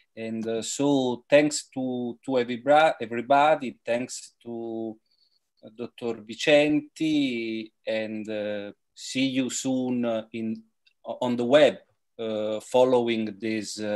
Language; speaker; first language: English; non-native, fluent; Italian